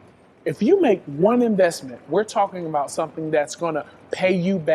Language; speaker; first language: English; native; English